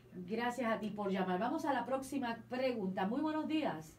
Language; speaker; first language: Spanish; native; Spanish